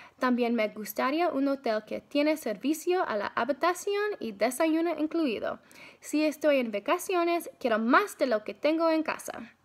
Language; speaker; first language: Spanish; early bilingual, heritage; Spanish